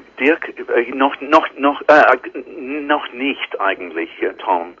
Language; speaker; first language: German; non-native, learner; English